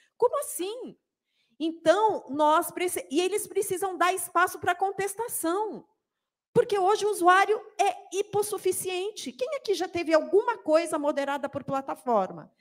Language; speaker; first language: Portuguese; native; Portuguese